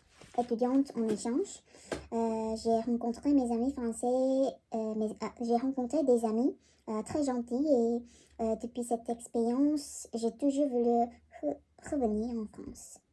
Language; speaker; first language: French; non-native, learner; Korean